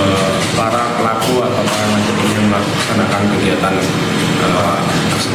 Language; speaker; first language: Indonesian; native; Indonesian